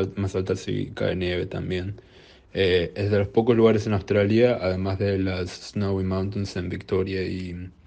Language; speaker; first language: Spanish; native; Spanish